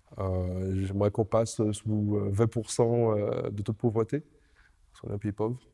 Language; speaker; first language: French; native; French